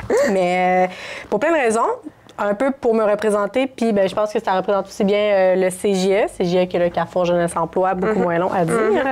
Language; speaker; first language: French; native; French